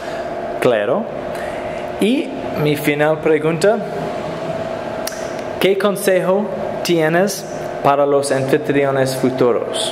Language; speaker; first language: Spanish; non-native, learner; English